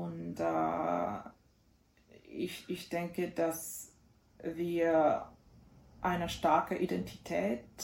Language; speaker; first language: German; non-native, fluent; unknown